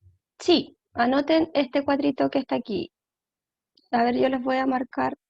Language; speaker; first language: Spanish; native; Spanish